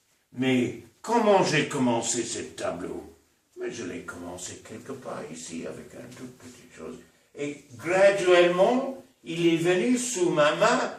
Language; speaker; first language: French; non-native, fluent; English